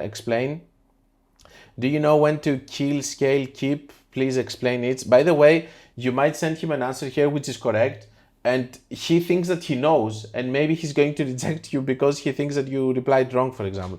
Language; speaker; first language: English; non-native, fluent; Greek